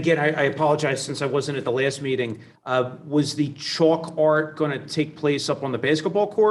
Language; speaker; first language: English; native; English